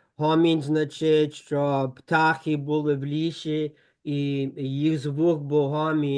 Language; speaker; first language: Ukrainian; early bilingual, heritage; Ukrainian